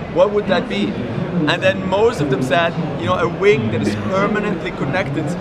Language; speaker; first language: English; non-native, fluent; German